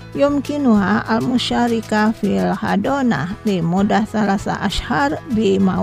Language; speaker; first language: Arabic; non-native, learner; Indonesian